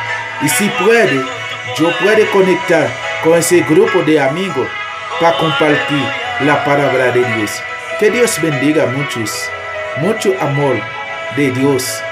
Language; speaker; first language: Spanish; non-native, learner; Haitian Creole